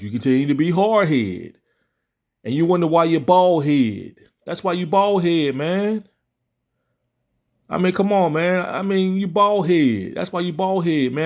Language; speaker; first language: English; native; English